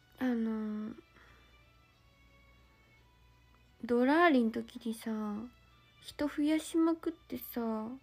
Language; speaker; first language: Japanese; native; Japanese